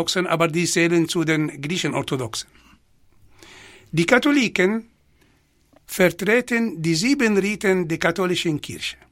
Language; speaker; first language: German; non-native, fluent; Arabic